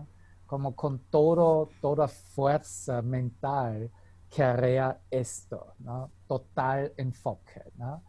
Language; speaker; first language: Spanish; non-native, fluent; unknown